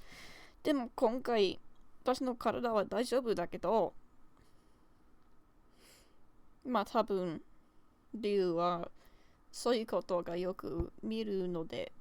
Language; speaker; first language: Japanese; non-native, learner; English